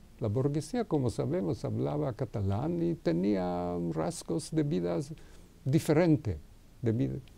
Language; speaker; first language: Spanish; non-native, fluent; Hebrew